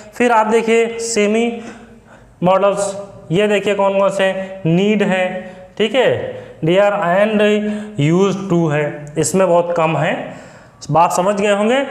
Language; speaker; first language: Hindi; native; Hindi